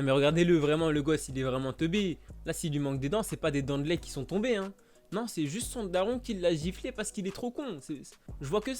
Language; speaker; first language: French; native; French